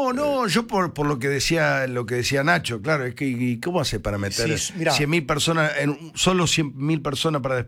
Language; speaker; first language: Spanish; native; Spanish